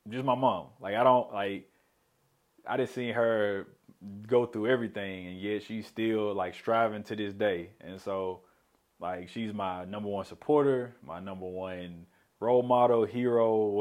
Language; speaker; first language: English; native; English